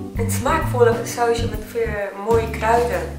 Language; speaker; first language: Dutch; non-native, learner; Persian